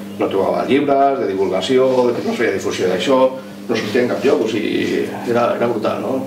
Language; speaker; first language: Catalan; non-native, local second language; Spanish